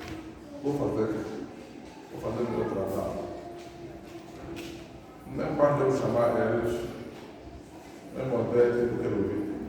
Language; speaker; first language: Portuguese; non-native, learner; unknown